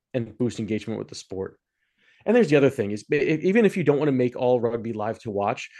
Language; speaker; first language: English; native; English